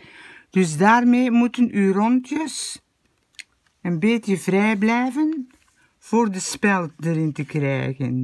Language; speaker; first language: Dutch; native; Dutch